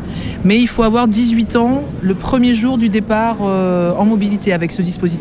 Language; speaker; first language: French; native; French